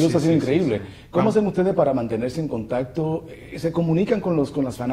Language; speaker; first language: Spanish; native; Spanish